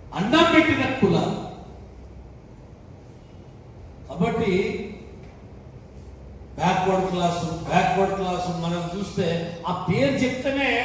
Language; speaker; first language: Telugu; native; Telugu